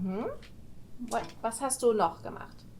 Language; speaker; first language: German; non-native, fluent; English